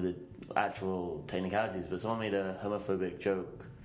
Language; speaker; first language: English; native; English